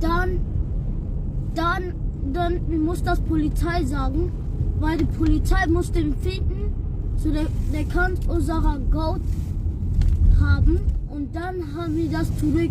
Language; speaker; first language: German; early bilingual, other home language; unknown